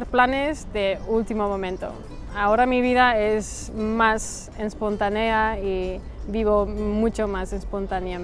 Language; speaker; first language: Spanish; non-native, fluent; Dutch